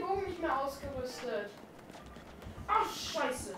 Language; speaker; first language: German; native; German